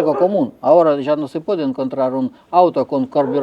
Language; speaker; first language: Spanish; non-native, fluent; Russian